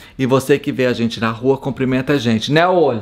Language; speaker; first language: Portuguese; native; Portuguese